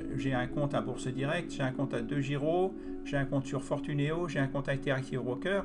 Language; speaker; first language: French; native; French